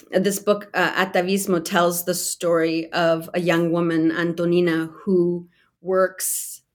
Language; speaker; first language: English; native; English